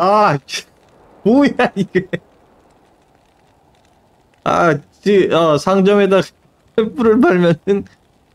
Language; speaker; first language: Korean; native; Korean